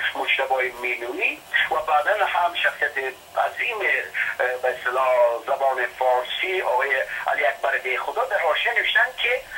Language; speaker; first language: Persian; non-native, local second language; Shughni